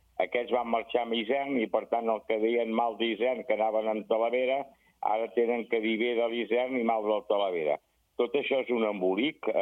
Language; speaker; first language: Catalan; native; Catalan